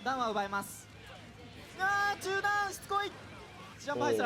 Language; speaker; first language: Japanese; native; Japanese